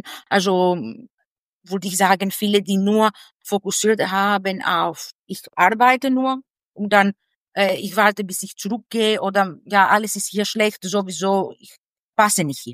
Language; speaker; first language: German; non-native, fluent; Greek